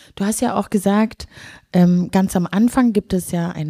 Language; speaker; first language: German; native; German